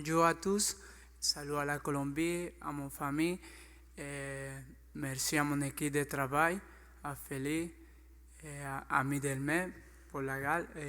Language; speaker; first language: French; non-native, learner; Spanish